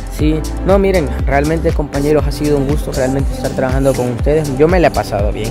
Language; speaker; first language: Spanish; native; Spanish